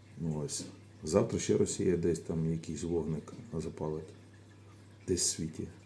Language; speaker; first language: Ukrainian; native; Ukrainian